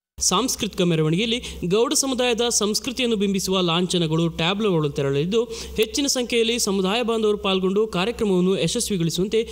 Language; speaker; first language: Kannada; native; Kannada